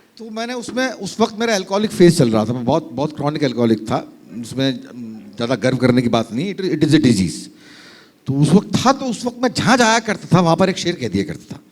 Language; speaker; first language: Hindi; native; Hindi